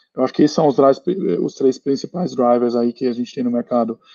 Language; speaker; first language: Portuguese; non-native, fluent; German